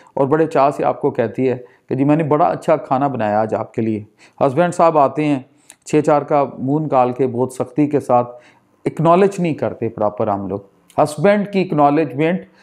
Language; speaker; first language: Urdu; non-native, local second language; Punjabi